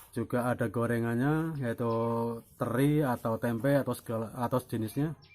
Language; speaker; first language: Indonesian; non-native, local second language; Javanese